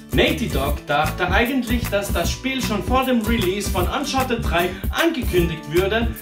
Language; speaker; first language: German; early bilingual, other home language; Portuguese